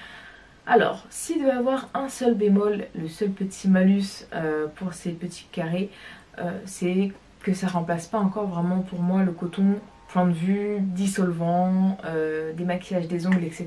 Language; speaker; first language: French; native; French